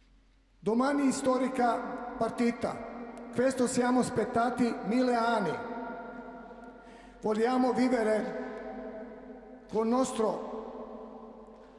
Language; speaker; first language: Italian; non-native, learner; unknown